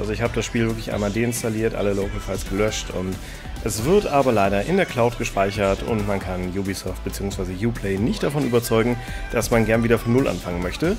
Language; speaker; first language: German; native; German